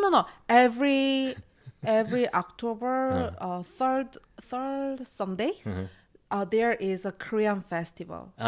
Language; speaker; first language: English; non-native, learner; Korean